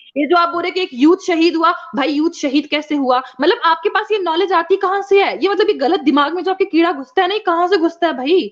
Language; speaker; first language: Hindi; non-native, local second language; Kashmiri